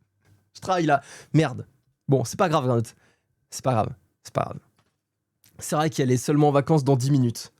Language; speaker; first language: French; native; French